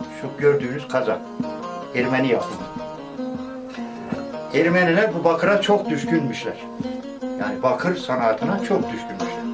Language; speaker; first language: Turkish; native; Turkish